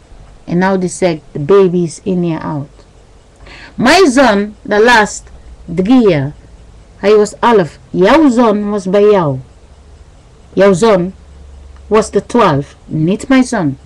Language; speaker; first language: Dutch; non-native, learner; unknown